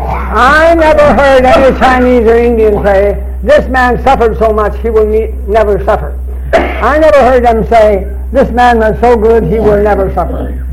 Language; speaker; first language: English; early bilingual, other home language; Chinese